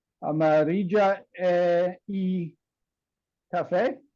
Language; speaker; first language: Spanish; non-native, learner; English